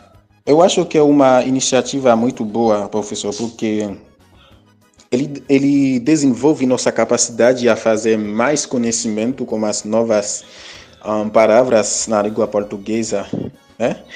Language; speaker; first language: Portuguese; non-native, fluent; Haitian Creole